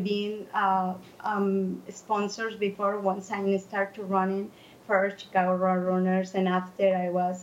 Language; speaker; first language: English; non-native, learner; Spanish